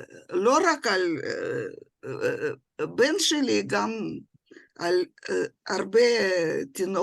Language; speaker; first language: Hebrew; non-native, fluent; Russian